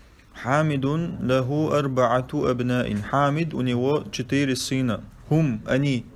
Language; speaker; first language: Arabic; non-native, fluent; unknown